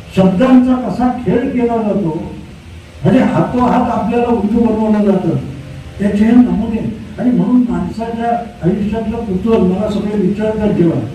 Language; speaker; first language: Marathi; native; Marathi